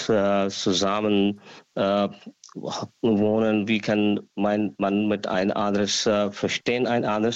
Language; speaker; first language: German; non-native, learner; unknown